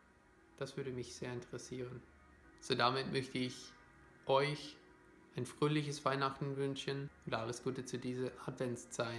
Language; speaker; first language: German; non-native, fluent; English